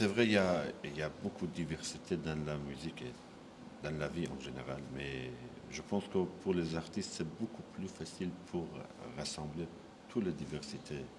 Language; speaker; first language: French; non-native, fluent; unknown